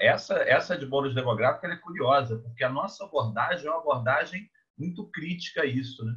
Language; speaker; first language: Portuguese; native; Portuguese